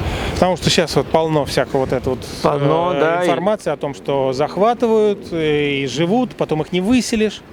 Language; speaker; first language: Russian; native; Russian